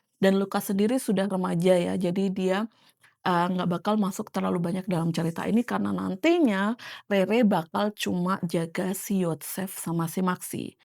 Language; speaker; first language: Indonesian; native; Indonesian